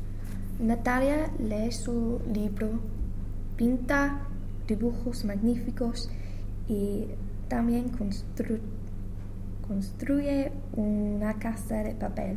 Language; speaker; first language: Spanish; non-native, learner; English